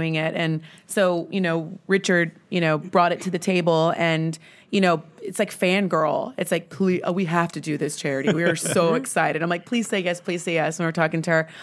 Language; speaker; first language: English; native; English